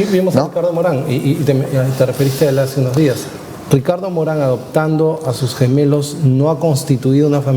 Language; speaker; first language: Spanish; native; Spanish